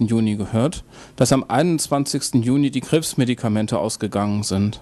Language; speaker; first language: German; native; German